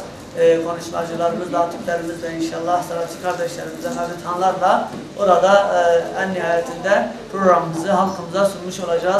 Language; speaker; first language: Turkish; native; Turkish